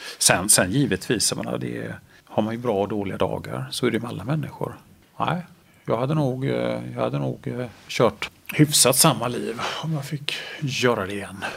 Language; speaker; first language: Swedish; native; Swedish